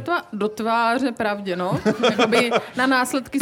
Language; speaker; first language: Czech; native; Czech